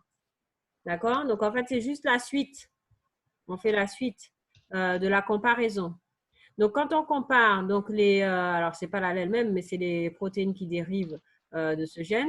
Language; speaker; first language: French; native; French